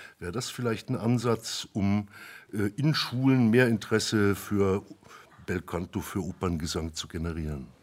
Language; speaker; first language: German; native; German